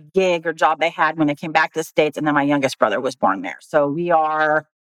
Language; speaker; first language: English; native; English